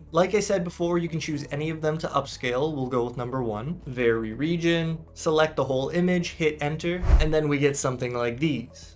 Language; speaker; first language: English; native; English